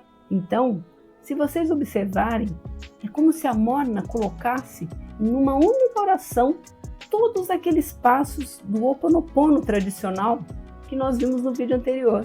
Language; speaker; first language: Portuguese; native; Portuguese